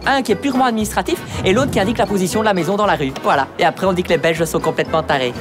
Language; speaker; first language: French; native; French